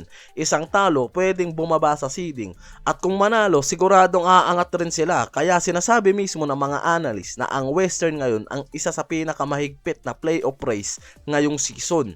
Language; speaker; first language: Filipino; native; Filipino